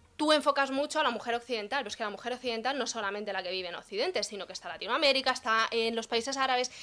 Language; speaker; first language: Spanish; early bilingual, other home language; Arabic